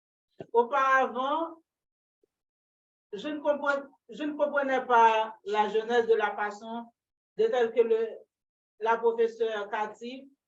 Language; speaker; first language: French; non-native, local second language; Haitian Creole